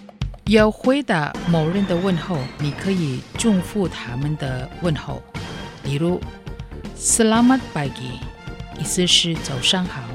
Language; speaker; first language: Chinese; non-native, fluent; Indonesian